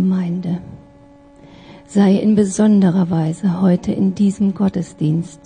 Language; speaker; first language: German; native; German